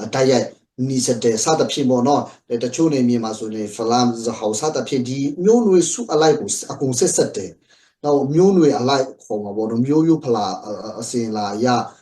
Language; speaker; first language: Burmese; non-native, local second language; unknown